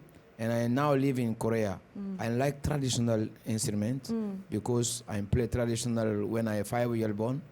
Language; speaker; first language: English; non-native, learner; Bambara